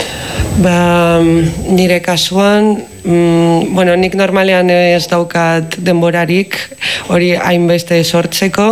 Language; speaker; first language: Basque; non-native, fluent; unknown